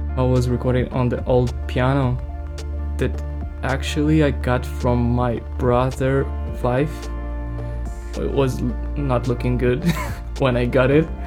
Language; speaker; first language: English; non-native, fluent; Ukrainian